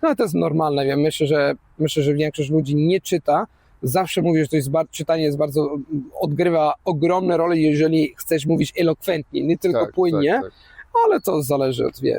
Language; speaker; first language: Polish; non-native, fluent; Italian